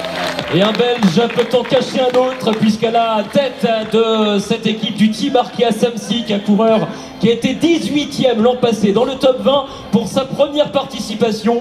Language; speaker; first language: French; native; French